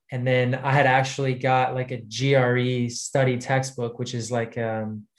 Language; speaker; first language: English; native; English